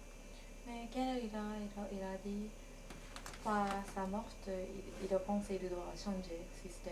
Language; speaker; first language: French; non-native, fluent; Japanese